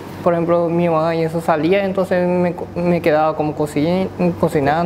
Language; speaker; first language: Spanish; non-native, local second language; Japanese